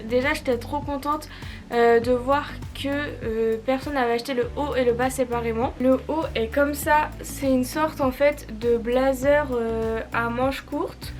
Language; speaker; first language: French; native; French